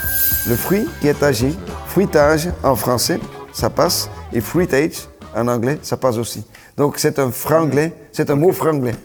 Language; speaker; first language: French; non-native, local second language; Dutch